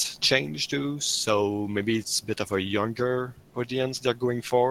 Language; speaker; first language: English; non-native, fluent; French